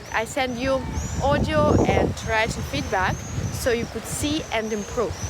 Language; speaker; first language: English; non-native, fluent; Russian